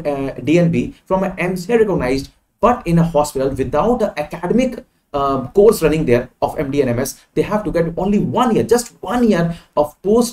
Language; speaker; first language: English; non-native, local second language; Hindi